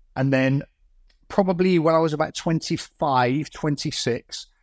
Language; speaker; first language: English; native; English